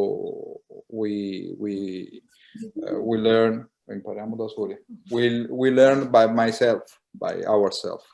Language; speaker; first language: English; non-native, learner; Italian